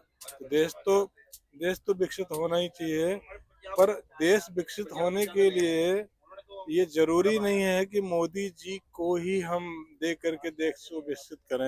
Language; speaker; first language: Hindi; native; Hindi